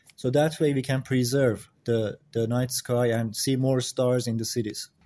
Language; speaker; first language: English; non-native, fluent; Persian